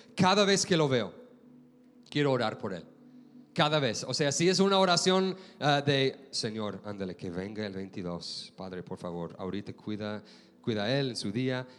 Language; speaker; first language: Spanish; non-native, fluent; English